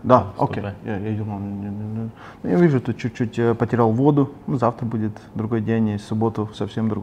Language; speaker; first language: Russian; non-native, learner; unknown